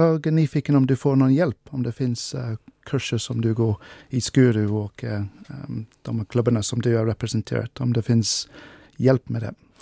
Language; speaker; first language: Swedish; non-native, fluent; English